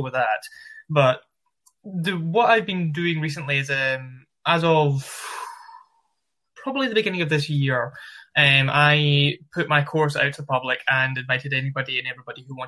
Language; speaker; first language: English; native; English